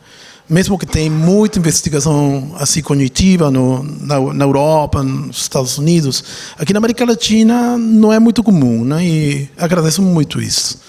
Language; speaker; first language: Portuguese; non-native, fluent; Spanish